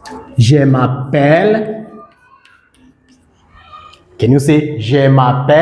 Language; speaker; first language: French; non-native, fluent; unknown